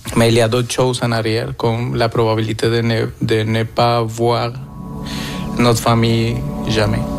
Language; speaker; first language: French; non-native, fluent; Spanish